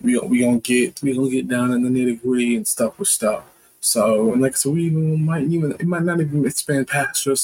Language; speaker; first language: English; native; English